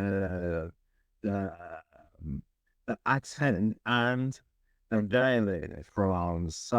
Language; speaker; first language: English; non-native, learner; Spanish